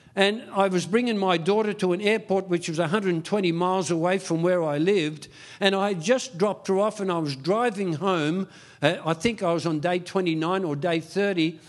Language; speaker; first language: English; early bilingual, other home language; Dutch